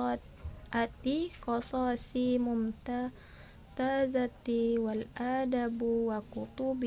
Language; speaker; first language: Arabic; non-native, learner; Indonesian